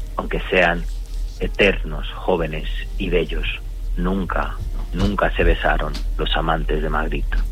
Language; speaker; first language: Spanish; early bilingual, other home language; Romanian